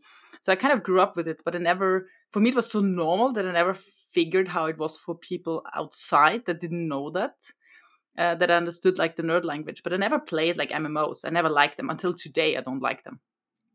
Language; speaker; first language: English; non-native, fluent; German